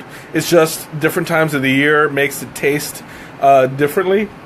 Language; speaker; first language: English; native; English